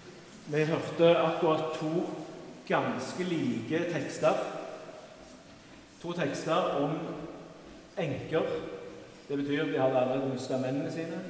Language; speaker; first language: Norwegian; native; Norwegian